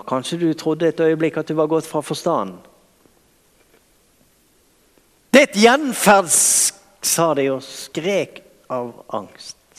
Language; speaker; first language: Norwegian; native; Norwegian